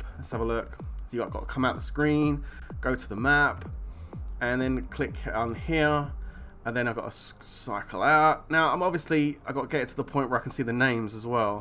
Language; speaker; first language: English; native; English